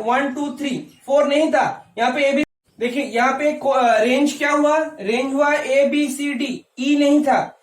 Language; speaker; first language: Hindi; non-native, local second language; Bangla